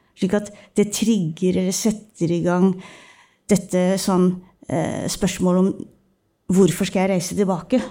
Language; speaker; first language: Norwegian; early bilingual, other home language; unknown